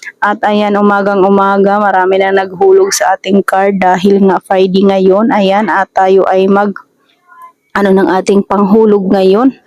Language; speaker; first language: Filipino; native; Filipino